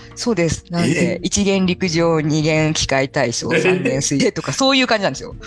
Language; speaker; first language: Japanese; native; Japanese